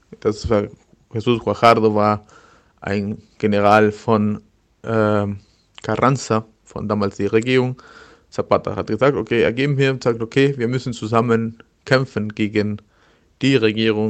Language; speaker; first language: German; non-native, learner; Spanish